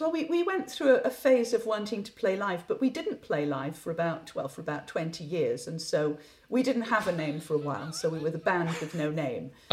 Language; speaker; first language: English; native; English